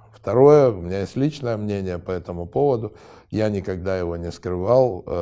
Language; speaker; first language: Russian; native; Russian